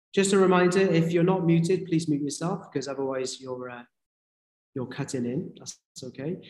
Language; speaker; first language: English; native; English